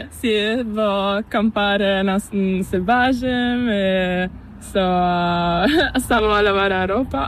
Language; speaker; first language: Spanish; non-native, learner; Italian